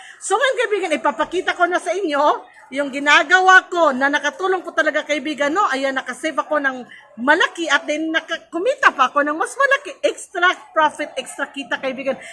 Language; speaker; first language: Filipino; non-native, local second language; Cebuano